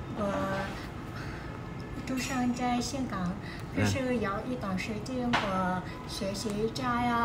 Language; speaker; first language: Chinese; non-native, learner; Vietnamese